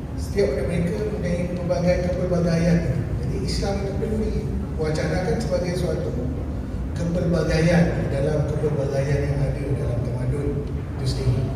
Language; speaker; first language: Malay; native; Malay